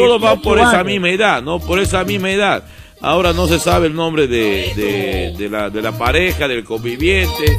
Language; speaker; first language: Spanish; native; Spanish